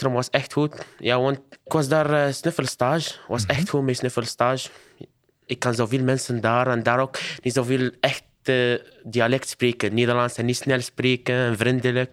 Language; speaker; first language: Dutch; non-native, learner; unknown